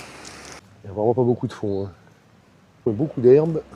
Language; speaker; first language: French; native; French